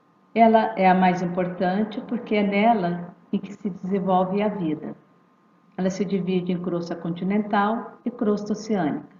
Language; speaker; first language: Portuguese; native; Portuguese